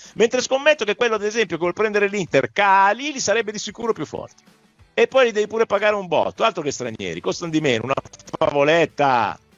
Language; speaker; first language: Italian; native; Italian